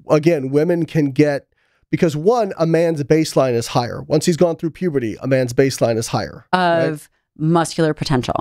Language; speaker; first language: English; native; English